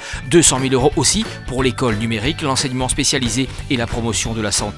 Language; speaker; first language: French; native; French